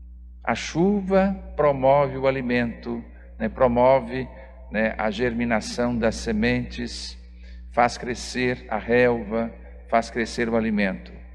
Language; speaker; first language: Portuguese; native; Portuguese